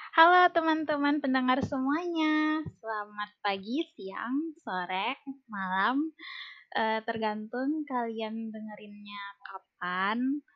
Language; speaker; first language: Indonesian; non-native, local second language; Banjar